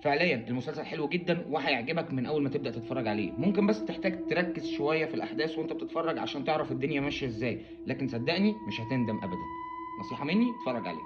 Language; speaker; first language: Arabic; native; Arabic